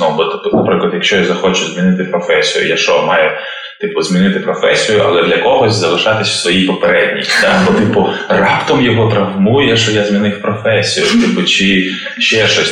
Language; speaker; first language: Ukrainian; non-native, local second language; Russian